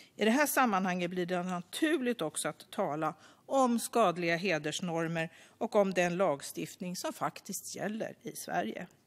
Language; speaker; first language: Swedish; native; Swedish